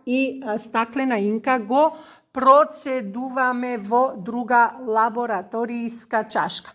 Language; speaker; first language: Macedonian; native; Macedonian